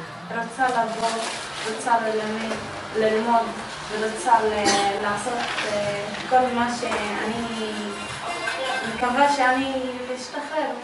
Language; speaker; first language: Hebrew; non-native, local second language; Arabic